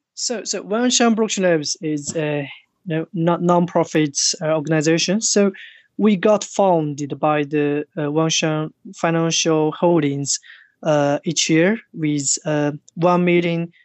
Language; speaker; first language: English; non-native, fluent; Chinese